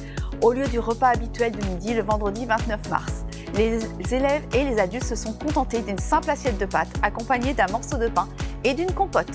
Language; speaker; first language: French; native; French